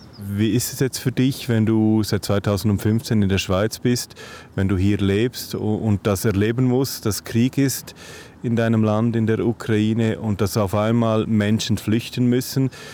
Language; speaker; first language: German; native; German